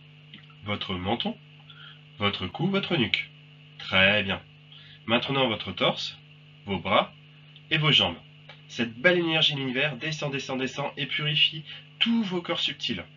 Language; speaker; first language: French; native; French